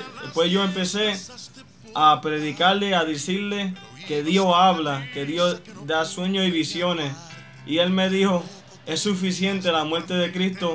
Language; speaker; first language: Spanish; native; Spanish